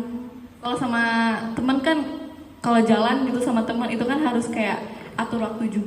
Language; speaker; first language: Indonesian; native; Indonesian